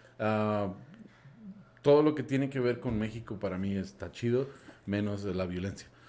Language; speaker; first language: Spanish; non-native, fluent; English